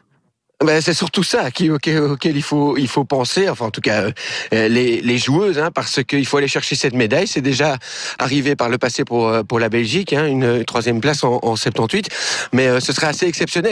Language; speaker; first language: French; native; French